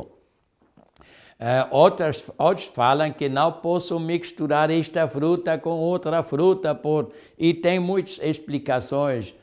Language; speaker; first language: Portuguese; non-native, fluent; German